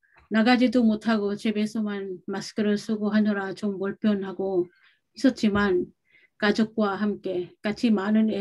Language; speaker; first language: Korean; non-native, learner; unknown